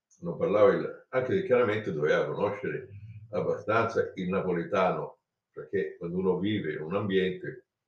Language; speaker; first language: Italian; native; Italian